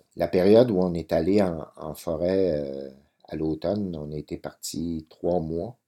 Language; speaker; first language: French; native; French